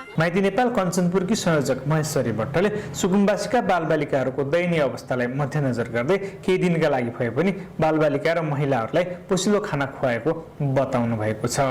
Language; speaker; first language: Nepali; native; Nepali